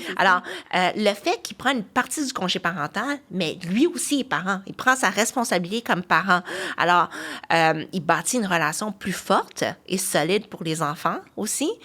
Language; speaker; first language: French; early bilingual, other home language; Chinese